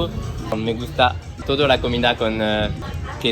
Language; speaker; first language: Spanish; non-native, learner; French